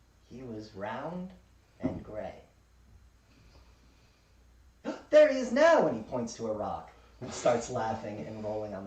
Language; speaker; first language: English; native; English